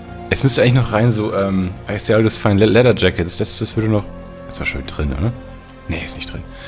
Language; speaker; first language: German; native; German